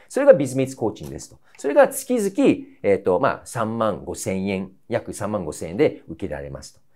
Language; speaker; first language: Japanese; non-native, fluent; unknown